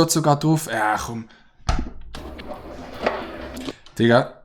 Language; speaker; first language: German; native; German